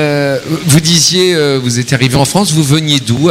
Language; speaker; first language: French; native; French